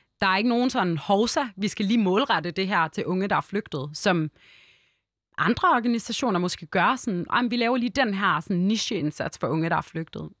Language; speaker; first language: Danish; early bilingual, other home language; Arabic